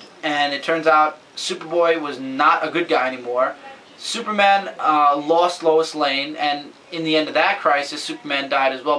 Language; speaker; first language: English; native; English